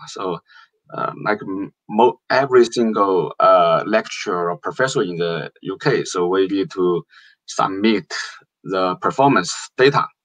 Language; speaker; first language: English; non-native, fluent; Chinese